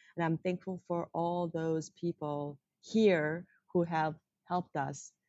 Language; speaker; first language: English; non-native, fluent; Korean